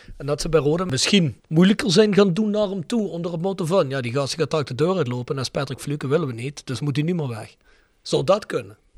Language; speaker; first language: Dutch; native; Dutch